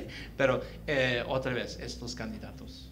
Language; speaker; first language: Spanish; early bilingual, heritage; Spanish